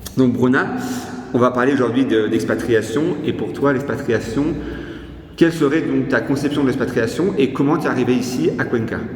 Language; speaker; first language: French; native; French